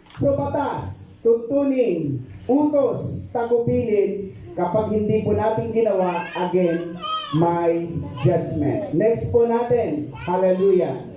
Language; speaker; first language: Filipino; non-native, local second language; Pampanga